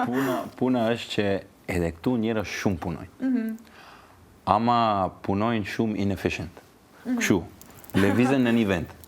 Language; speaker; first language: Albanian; non-native, learner; Turkish